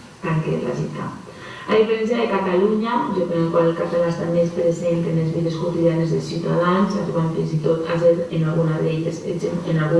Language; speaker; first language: Catalan; native; Catalan